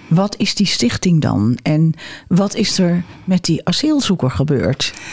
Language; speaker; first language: Dutch; native; Dutch